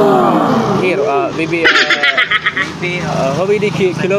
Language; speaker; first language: English; non-native, local second language; Cebuano